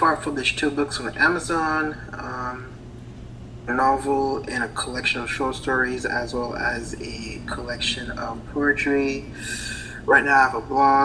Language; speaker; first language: English; non-native, fluent; Haitian Creole